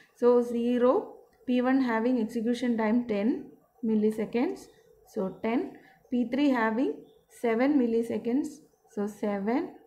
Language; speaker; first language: English; non-native, local second language; Malayalam